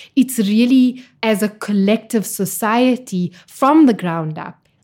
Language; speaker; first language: English; native; English